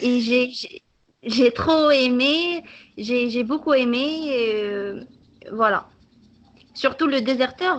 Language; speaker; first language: French; non-native, local second language; Arabic